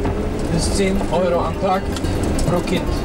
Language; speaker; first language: German; non-native, fluent; Spanish